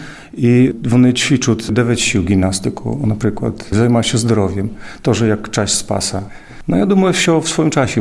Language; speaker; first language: Polish; non-native, local second language; Ukrainian